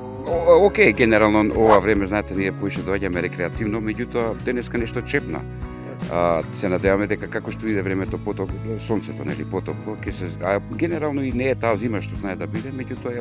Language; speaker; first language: Macedonian; native; Macedonian